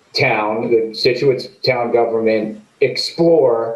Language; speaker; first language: English; native; English